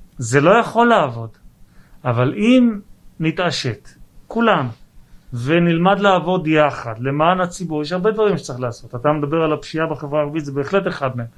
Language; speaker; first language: Hebrew; native; Hebrew